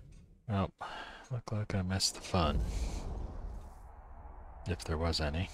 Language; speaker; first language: English; native; English